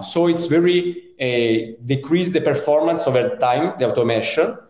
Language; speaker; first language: English; non-native, fluent; Italian